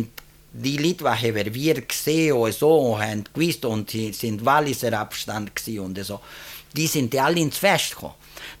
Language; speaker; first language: German; early bilingual, heritage; German